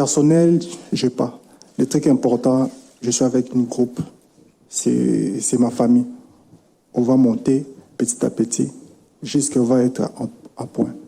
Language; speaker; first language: French; non-native, local second language; Lingala